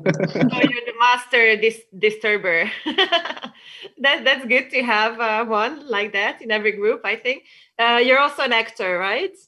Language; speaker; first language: English; non-native, fluent; Hungarian